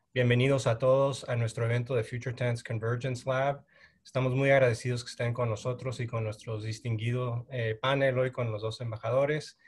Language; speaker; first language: Spanish; native; Spanish